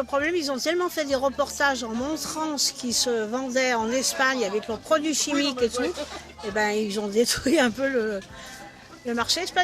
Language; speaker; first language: French; native; French